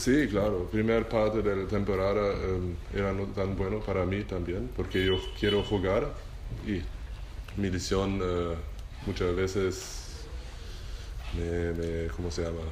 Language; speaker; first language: Spanish; non-native, learner; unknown